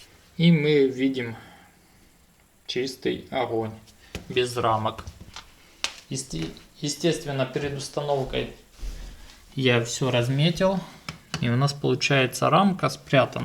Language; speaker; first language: Russian; native; Russian